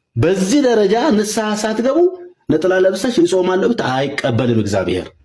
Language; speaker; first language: Amharic; native; Amharic